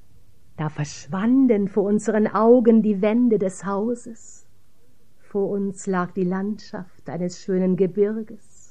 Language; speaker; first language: German; native; German